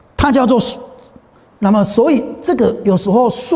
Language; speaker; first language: Chinese; native; Chinese